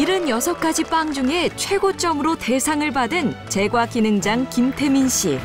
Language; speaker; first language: Korean; native; Korean